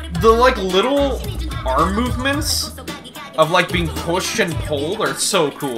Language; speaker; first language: English; native; English